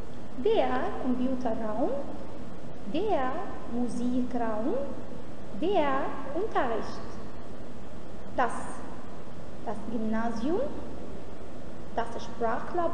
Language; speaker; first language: German; non-native, fluent; Arabic